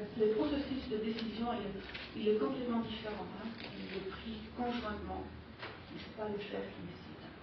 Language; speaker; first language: French; non-native, fluent; German